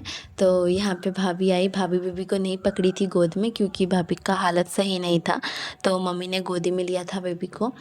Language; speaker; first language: Hindi; native; Hindi